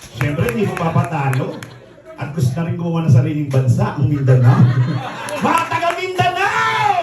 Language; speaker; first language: Filipino; native; Filipino